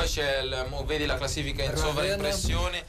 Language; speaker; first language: Italian; native; Italian